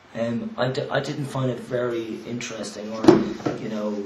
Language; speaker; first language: English; native; English